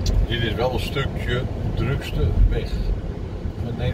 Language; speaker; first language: Dutch; native; Dutch